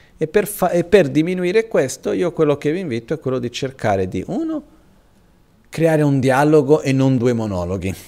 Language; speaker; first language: Italian; non-native, fluent; Portuguese